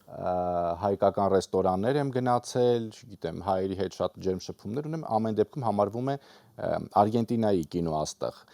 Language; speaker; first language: Armenian; native; Armenian